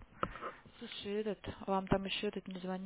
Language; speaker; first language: Russian; native; Russian